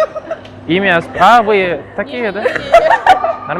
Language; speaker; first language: Russian; non-native, local second language; Kazakh